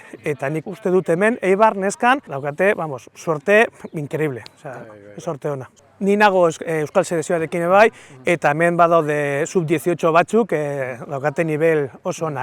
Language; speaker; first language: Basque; non-native, learner; Spanish